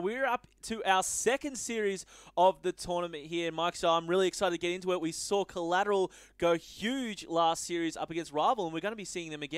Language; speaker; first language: English; native; English